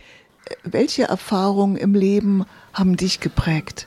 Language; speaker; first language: German; native; German